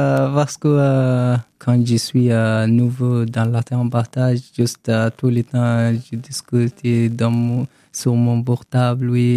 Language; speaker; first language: French; non-native, learner; Arabic